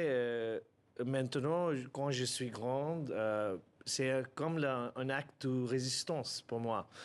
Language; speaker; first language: French; non-native, learner; Urdu